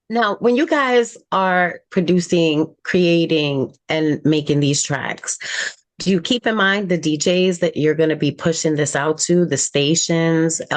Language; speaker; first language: English; native; English